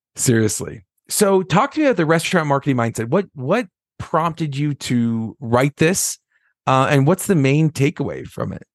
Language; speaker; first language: English; native; English